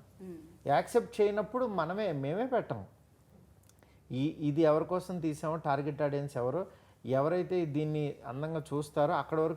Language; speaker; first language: Telugu; native; Telugu